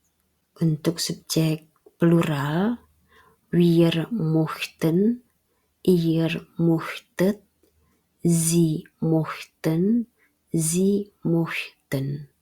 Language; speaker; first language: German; non-native, fluent; Indonesian